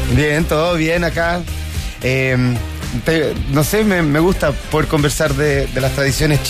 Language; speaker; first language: Spanish; native; Spanish